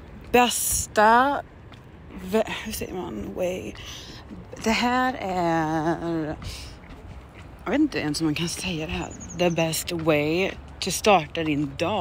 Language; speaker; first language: Swedish; early bilingual, heritage; Swedish